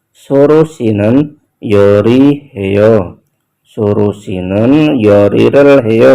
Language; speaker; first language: Korean; non-native, fluent; Indonesian